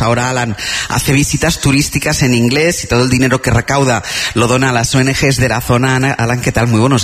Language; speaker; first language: Spanish; native; Spanish